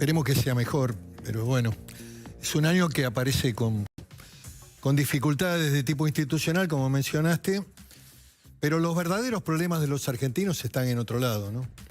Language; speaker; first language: Spanish; native; Spanish